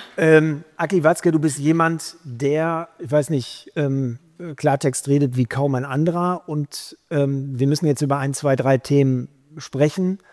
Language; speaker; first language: German; native; German